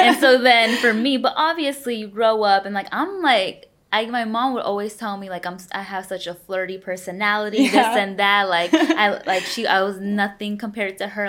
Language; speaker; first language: English; early bilingual, other home language; Spanish